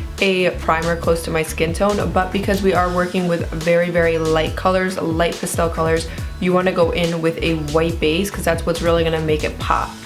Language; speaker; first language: English; native; English